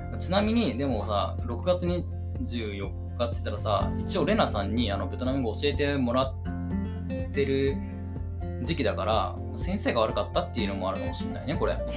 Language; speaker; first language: Japanese; native; Japanese